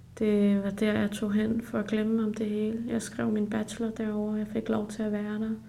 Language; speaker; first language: Danish; early bilingual, other home language; Urdu